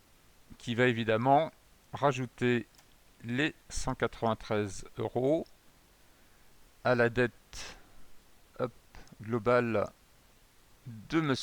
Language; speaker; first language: French; native; French